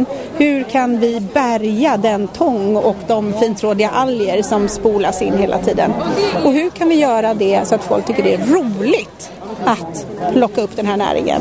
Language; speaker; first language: Swedish; native; Swedish